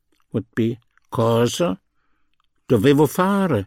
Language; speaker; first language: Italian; non-native, fluent; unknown